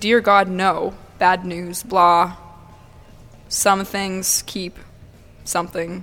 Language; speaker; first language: English; early bilingual, other home language; Russian